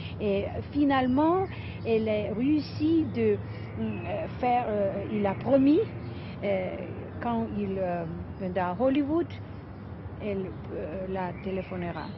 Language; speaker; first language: French; non-native, fluent; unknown